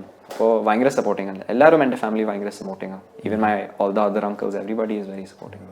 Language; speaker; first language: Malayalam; early bilingual, heritage; Malayalam